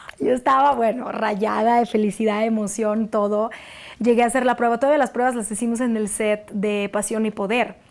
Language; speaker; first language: Spanish; non-native, fluent; Russian